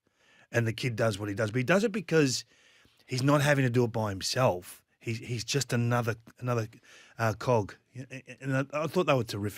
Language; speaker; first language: English; native; English